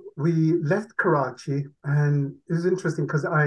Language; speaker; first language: English; non-native, local second language; Urdu